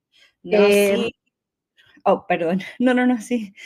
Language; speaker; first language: Spanish; early bilingual, heritage; English